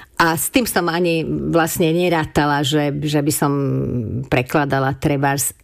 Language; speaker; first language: Slovak; non-native, local second language; Hungarian